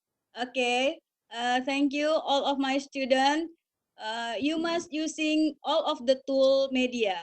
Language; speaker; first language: English; non-native, learner; Indonesian